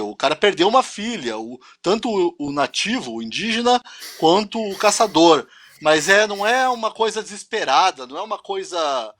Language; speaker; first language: Portuguese; native; Portuguese